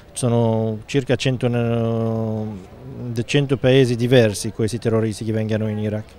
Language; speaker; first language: Italian; non-native, fluent; Arabic